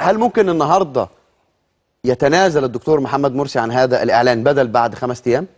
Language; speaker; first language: Arabic; native; Arabic